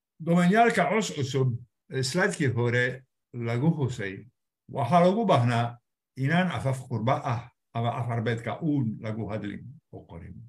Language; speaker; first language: Somali; non-native, fluent; Italian